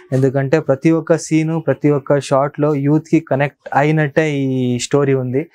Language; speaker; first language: Telugu; non-native, local second language; Kannada